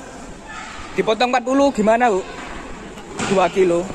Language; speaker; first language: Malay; non-native, local second language; Javanese